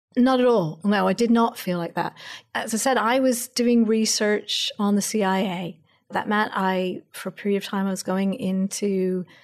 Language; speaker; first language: English; native; English